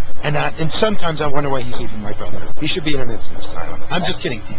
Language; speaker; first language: English; native; English